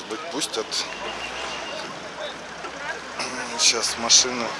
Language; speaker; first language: Russian; native; Russian